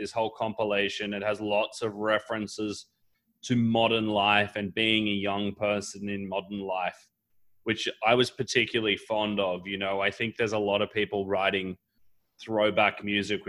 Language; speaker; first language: English; native; English